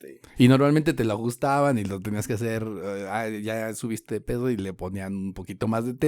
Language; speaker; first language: Spanish; native; Spanish